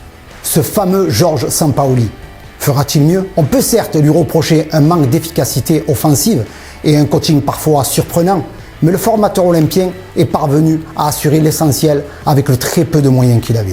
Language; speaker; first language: French; native; French